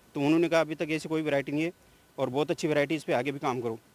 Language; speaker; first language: Hindi; native; Hindi